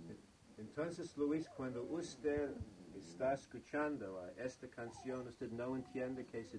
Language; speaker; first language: Spanish; non-native, fluent; English